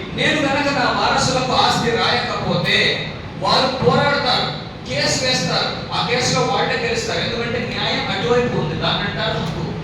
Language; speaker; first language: Telugu; non-native, local second language; Urdu